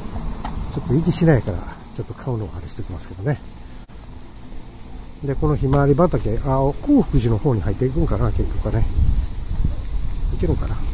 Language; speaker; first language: Japanese; native; Japanese